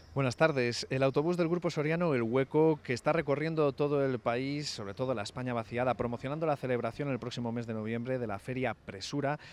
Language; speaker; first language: Spanish; native; Spanish